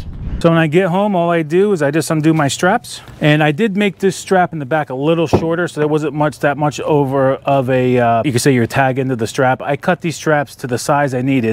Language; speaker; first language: English; native; English